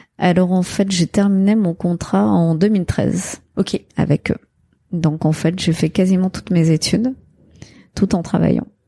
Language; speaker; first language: French; native; French